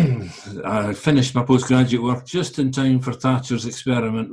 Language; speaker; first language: English; early bilingual, other home language; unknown